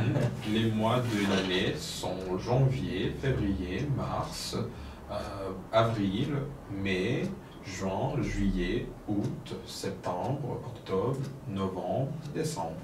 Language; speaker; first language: French; non-native, fluent; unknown